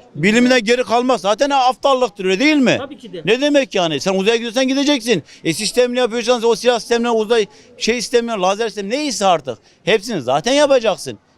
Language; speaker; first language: Turkish; native; Turkish